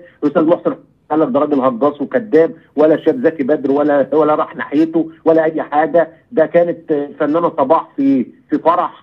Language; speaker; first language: Arabic; native; Arabic